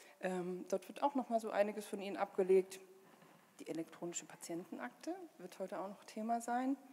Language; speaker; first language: German; native; German